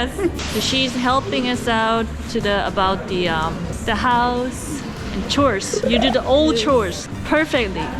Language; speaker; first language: English; non-native, learner; Korean